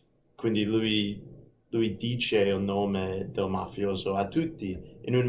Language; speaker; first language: Italian; non-native, fluent; English